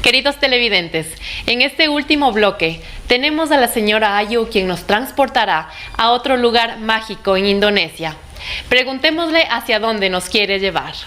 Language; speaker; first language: Spanish; native; Spanish